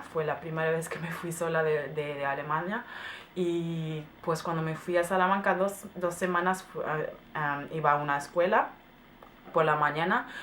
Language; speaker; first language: Spanish; non-native, fluent; German